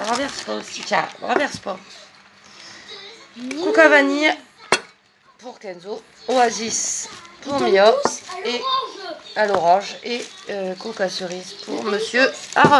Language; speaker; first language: French; native; French